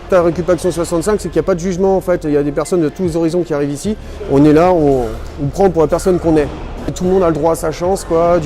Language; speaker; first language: French; native; French